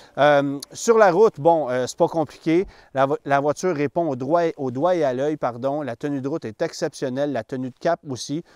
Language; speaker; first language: French; native; French